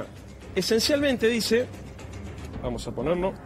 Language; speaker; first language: Spanish; native; Spanish